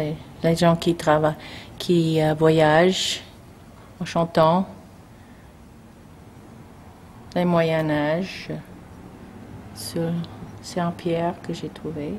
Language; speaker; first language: French; non-native, learner; English